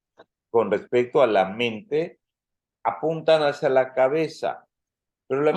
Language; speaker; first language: Spanish; native; Spanish